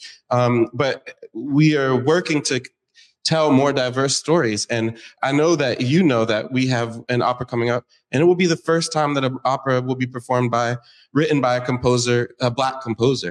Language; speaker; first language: English; native; English